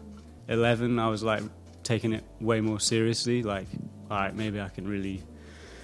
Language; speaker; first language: English; native; English